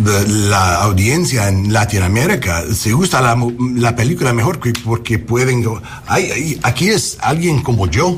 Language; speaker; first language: Spanish; early bilingual, heritage; English